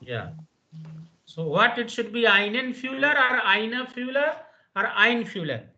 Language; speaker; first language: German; non-native, fluent; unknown